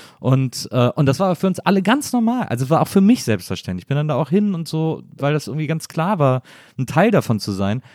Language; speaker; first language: German; native; German